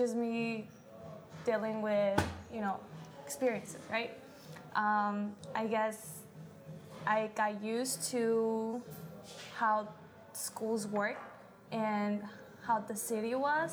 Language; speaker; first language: English; early bilingual, other home language; Spanish